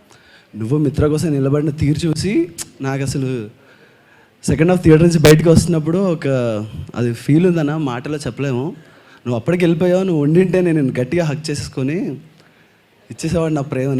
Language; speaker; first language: Telugu; native; Telugu